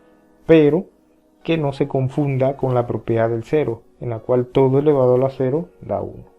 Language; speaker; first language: Spanish; native; Spanish